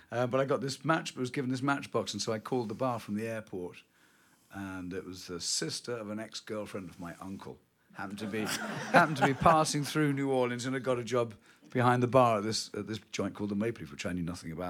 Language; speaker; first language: English; native; English